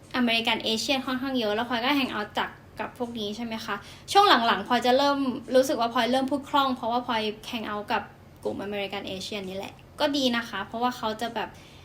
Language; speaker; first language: Thai; native; Thai